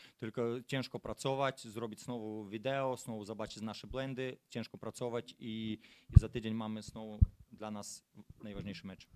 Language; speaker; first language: Polish; non-native, fluent; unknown